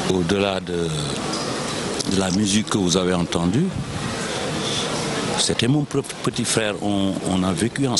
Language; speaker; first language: French; non-native, local second language; Wolof